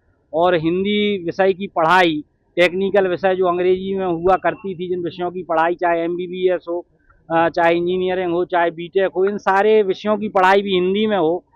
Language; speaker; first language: Hindi; native; Hindi